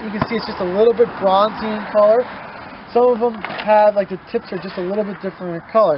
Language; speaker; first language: English; native; English